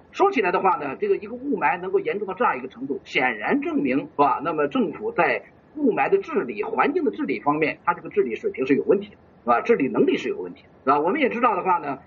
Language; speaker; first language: Chinese; native; Chinese